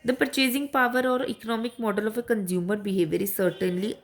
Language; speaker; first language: English; non-native, local second language; Punjabi